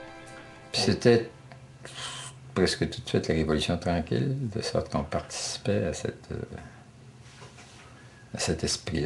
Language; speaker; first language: French; native; French